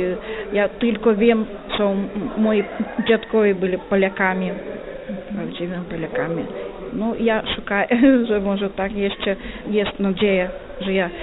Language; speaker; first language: Polish; non-native, learner; Russian